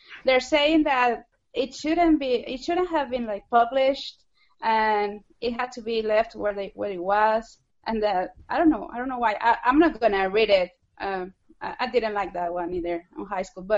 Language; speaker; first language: English; non-native, fluent; Spanish